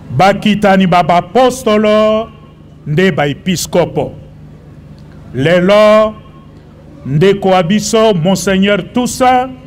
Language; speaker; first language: Lingala; native; Lingala